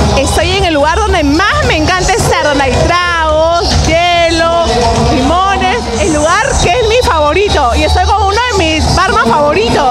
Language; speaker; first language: Spanish; native; Spanish